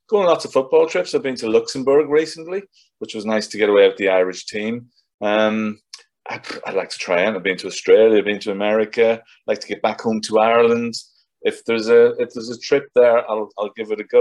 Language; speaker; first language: English; native; English